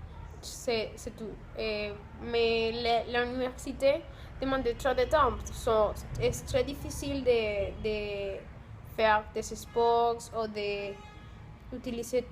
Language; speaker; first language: French; non-native, learner; Spanish